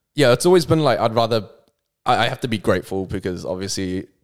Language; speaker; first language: English; native; English